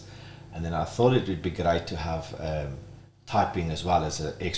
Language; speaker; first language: English; non-native, local second language; Afrikaans